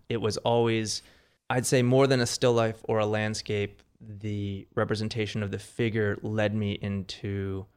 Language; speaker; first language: English; native; English